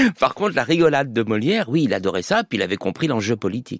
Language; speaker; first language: French; native; French